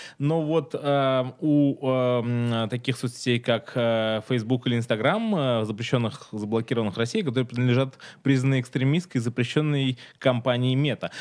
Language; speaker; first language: Russian; native; Russian